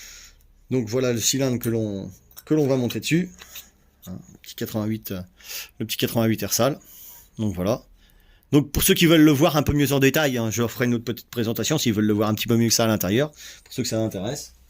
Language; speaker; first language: French; native; French